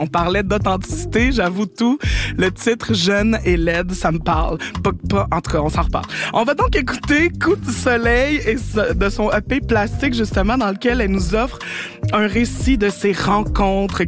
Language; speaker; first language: French; native; French